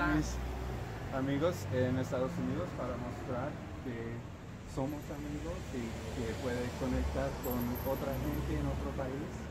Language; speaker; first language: Spanish; non-native, learner; English